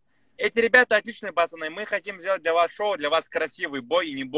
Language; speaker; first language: Russian; native; Russian